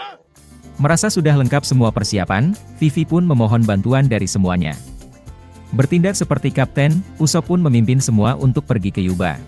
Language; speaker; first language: Indonesian; native; Indonesian